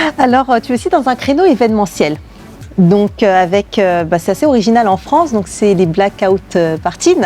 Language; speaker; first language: French; native; French